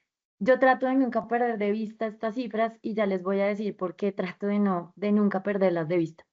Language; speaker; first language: Spanish; native; Spanish